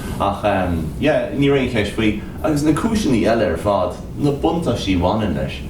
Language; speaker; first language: Irish; native; Irish